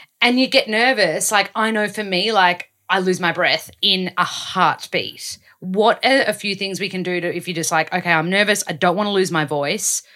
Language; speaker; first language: English; native; English